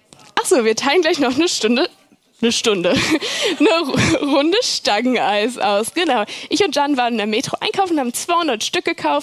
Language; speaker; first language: German; native; German